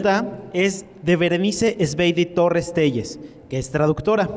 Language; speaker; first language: Spanish; native; Spanish